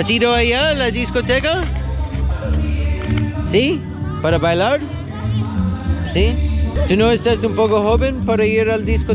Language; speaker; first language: Spanish; non-native, learner; English